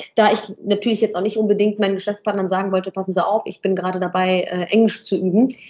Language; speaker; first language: German; early bilingual, other home language; Arabic